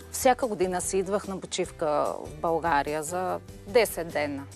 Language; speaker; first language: Bulgarian; early bilingual, heritage; Bulgarian